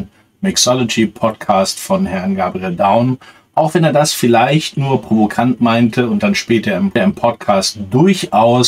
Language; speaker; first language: German; native; German